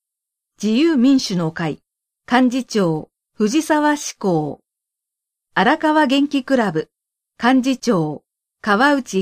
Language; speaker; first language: Japanese; native; Japanese